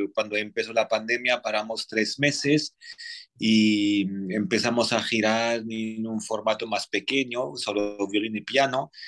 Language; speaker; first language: Spanish; non-native, fluent; Armenian